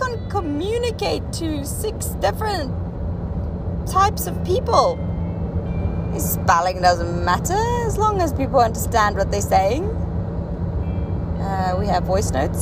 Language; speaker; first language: English; non-native, local second language; Afrikaans